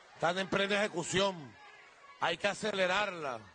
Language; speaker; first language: Spanish; native; Spanish